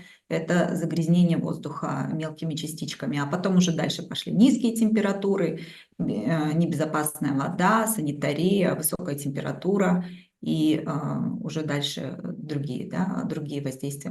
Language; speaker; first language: Russian; native; Russian